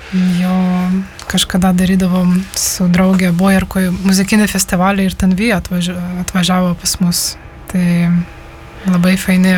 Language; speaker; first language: Lithuanian; non-native, fluent; Ukrainian